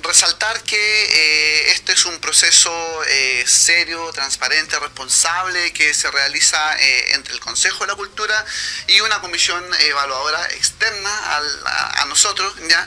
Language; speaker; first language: Spanish; native; Spanish